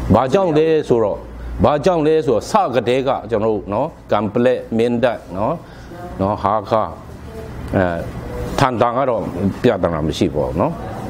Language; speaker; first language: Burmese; non-native, local second language; Hakha Chin